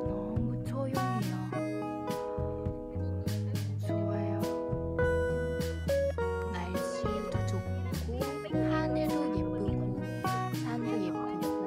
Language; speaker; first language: Korean; non-native, learner; Vietnamese